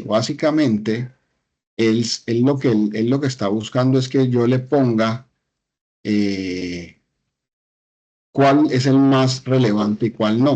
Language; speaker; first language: Spanish; native; Spanish